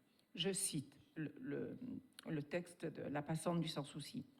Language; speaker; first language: French; native; French